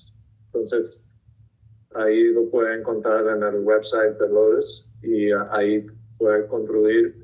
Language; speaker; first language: Spanish; early bilingual, heritage; Spanish